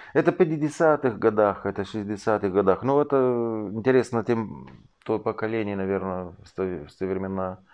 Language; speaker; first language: Russian; non-native, fluent; Arabic